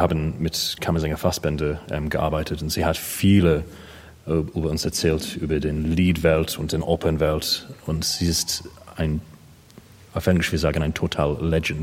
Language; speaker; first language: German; non-native, learner; English